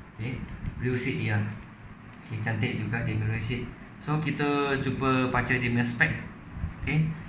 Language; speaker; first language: Malay; non-native, local second language; Chinese